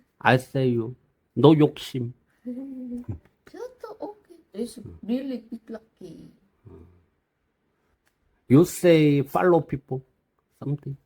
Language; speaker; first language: English; non-native, learner; Korean